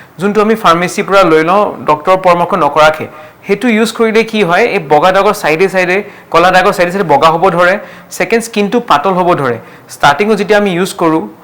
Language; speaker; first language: Assamese; non-native, local second language; Marwari